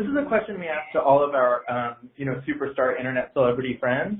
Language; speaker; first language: English; native; English